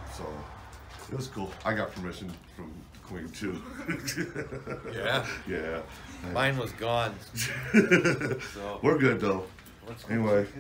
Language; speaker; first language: English; native; English